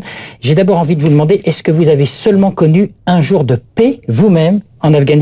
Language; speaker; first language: French; native; French